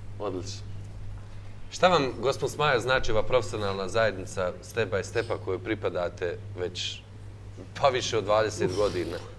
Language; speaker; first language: Bosnian; native; Bosnian